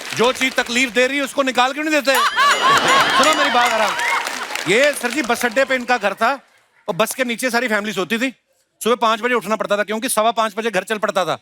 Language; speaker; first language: Hindi; non-native, local second language; Punjabi